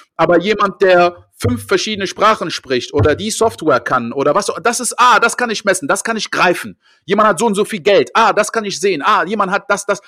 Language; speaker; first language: German; early bilingual, heritage; French